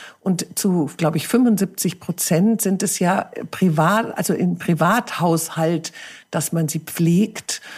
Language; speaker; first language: German; native; German